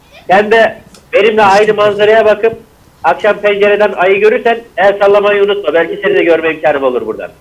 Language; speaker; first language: Turkish; native; Turkish